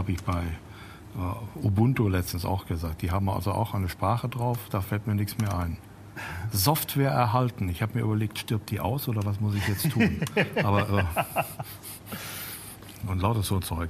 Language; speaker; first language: German; native; German